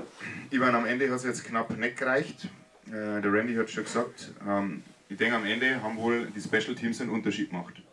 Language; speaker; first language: German; native; German